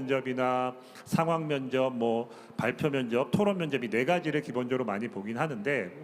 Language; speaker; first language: Korean; native; Korean